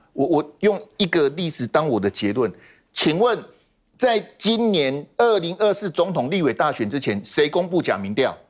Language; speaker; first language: Chinese; native; Chinese